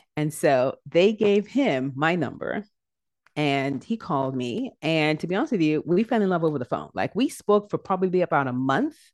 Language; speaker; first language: English; native; English